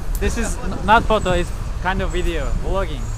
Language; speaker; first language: English; non-native, learner; Turkish